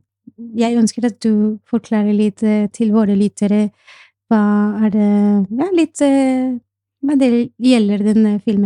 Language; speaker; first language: Norwegian; non-native, fluent; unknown